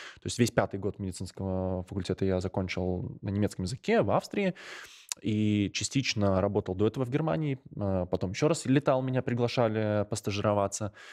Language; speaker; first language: Russian; non-native, local second language; Latvian